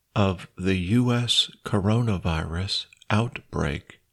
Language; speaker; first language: English; native; English